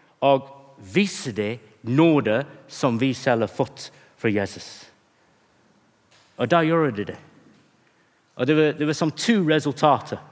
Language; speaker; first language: Norwegian; non-native, fluent; English